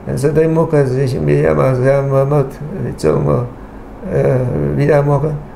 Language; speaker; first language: German; non-native, local second language; Low German